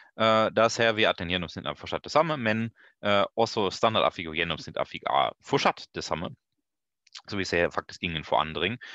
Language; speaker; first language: Norwegian; non-native, learner; German